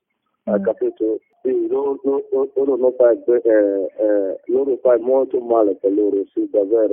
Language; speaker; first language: Italian; non-native, learner; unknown